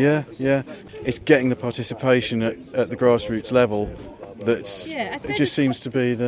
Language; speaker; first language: English; native; English